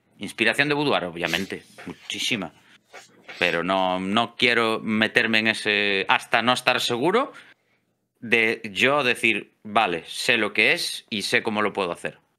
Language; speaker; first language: Spanish; native; Spanish